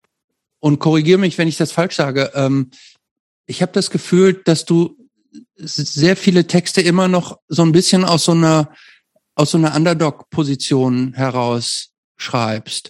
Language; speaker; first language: German; native; German